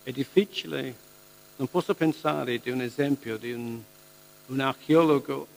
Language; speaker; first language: Italian; non-native, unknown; English